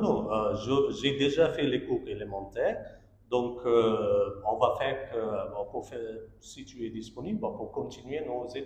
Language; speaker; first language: French; non-native, learner; Bangla